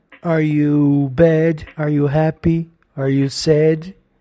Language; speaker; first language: English; non-native, learner; Portuguese